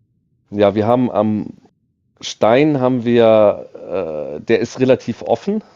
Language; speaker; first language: German; native; German